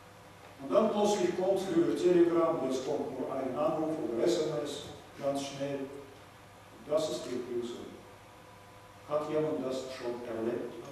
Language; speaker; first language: German; non-native, fluent; Russian